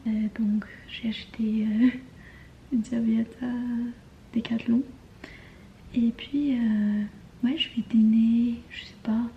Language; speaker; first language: French; non-native, learner; English